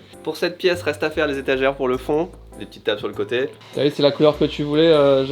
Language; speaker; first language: French; native; French